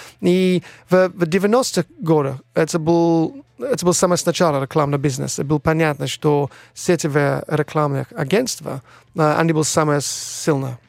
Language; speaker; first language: Russian; non-native, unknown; English